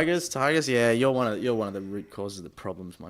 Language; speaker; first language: English; native; English